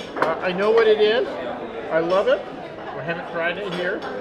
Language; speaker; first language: English; native; English